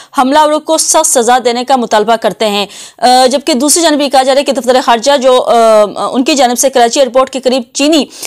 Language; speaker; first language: Urdu; native; Urdu